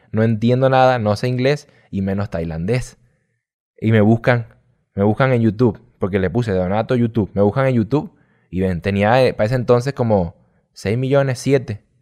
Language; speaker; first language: Spanish; native; Spanish